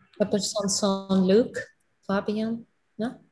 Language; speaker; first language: French; non-native, learner; English